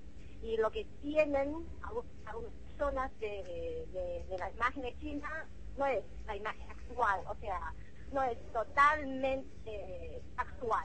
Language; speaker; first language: Spanish; non-native, fluent; Chinese